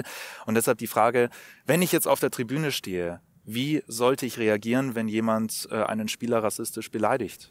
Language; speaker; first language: German; native; German